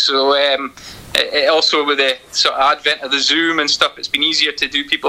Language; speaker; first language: English; native; English